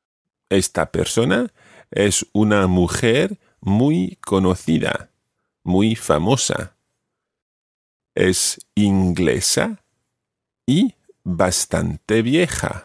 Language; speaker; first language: Spanish; non-native, fluent; English